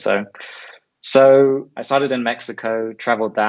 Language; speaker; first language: English; native; English